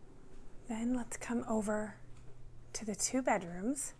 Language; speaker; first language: English; native; English